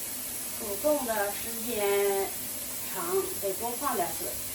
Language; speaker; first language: Chinese; native; Chinese